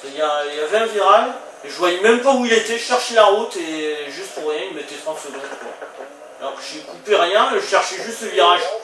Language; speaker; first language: French; native; French